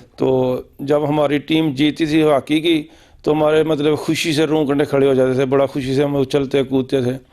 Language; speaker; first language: Urdu; non-native, local second language; Punjabi